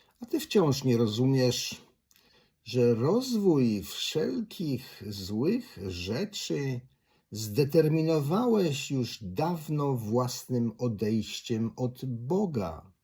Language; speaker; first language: Polish; native; Polish